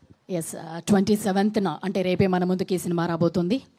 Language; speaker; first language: Telugu; native; Telugu